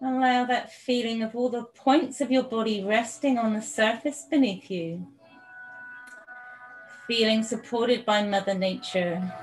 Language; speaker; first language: English; native; English